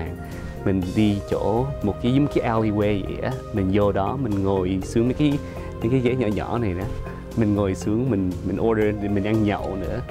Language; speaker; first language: Vietnamese; early bilingual, other home language; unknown